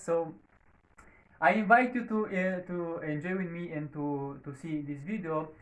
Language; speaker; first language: English; non-native, learner; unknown